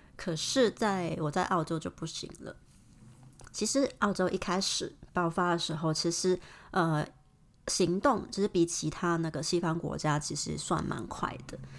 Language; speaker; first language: Chinese; non-native, fluent; Cantonese